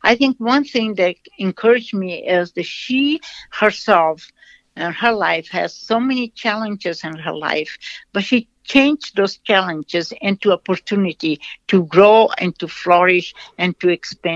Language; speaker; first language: English; non-native, fluent; Portuguese